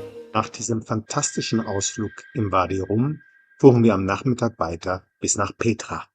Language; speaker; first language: German; native; German